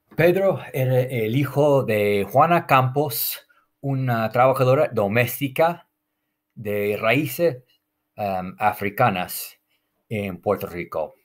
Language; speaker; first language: Spanish; non-native, fluent; English